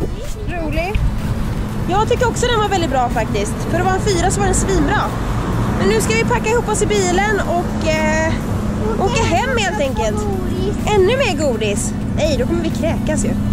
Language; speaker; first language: Swedish; native; Swedish